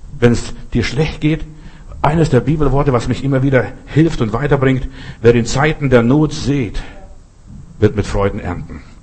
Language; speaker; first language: German; non-native, fluent; Russian